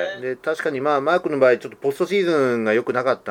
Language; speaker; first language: Japanese; native; Japanese